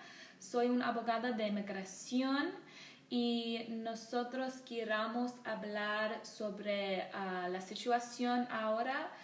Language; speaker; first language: Spanish; non-native, learner; English